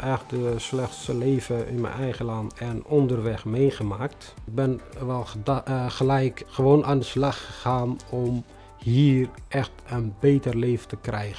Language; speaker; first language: Dutch; non-native, fluent; Tigrinya